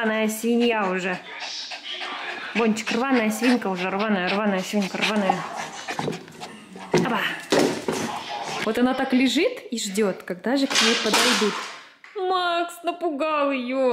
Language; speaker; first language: Russian; native; Russian